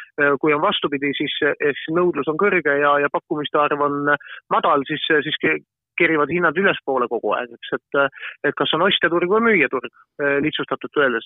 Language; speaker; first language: Estonian; native; Estonian